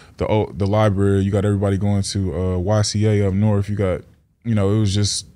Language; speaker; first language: English; native; English